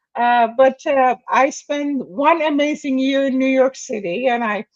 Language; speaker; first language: English; non-native, fluent; Persian